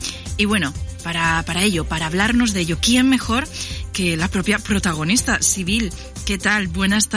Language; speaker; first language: Spanish; native; Spanish